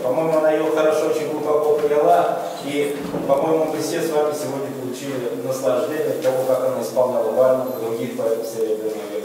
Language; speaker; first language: Russian; native; Russian